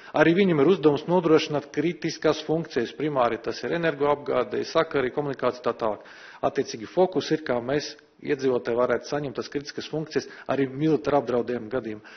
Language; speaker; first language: Latvian; non-native, local second language; Russian